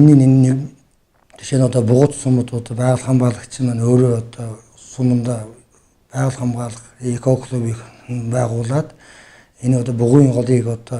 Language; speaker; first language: Mongolian; non-native, local second language; Kazakh